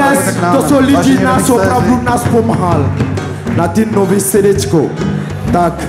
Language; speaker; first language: Czech; non-native, learner; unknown